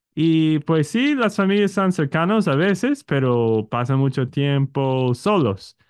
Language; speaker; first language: Spanish; non-native, fluent; English